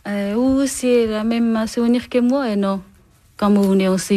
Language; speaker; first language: French; non-native, learner; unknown